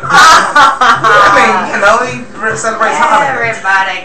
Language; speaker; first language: English; native; English